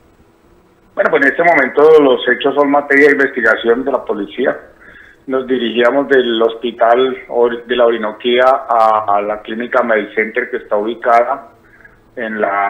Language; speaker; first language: Spanish; native; Spanish